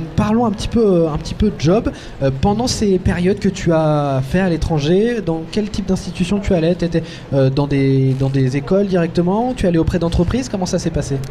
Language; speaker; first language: French; native; French